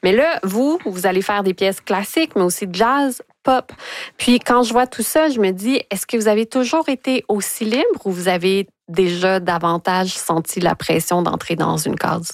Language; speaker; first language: French; native; French